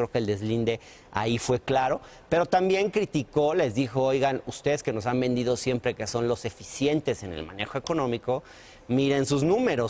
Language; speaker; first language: Spanish; native; Spanish